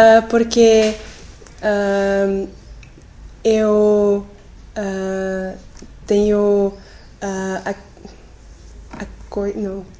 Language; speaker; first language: Portuguese; non-native, learner; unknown